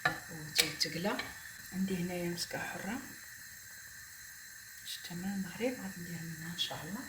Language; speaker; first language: Arabic; native; Arabic